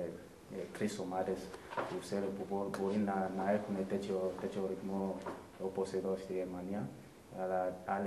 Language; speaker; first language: Greek; non-native, fluent; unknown